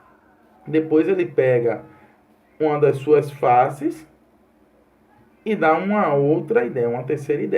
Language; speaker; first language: Portuguese; native; Portuguese